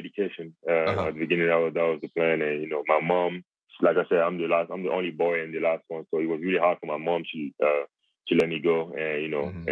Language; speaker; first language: English; non-native, local second language; French